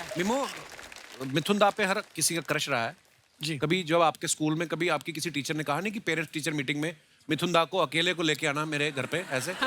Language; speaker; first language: Hindi; non-native, local second language; Punjabi